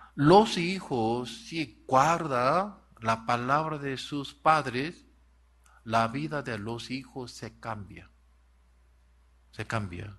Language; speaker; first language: Spanish; non-native, learner; Korean